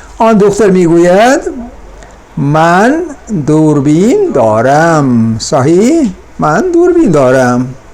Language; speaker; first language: Persian; non-native, fluent; Urdu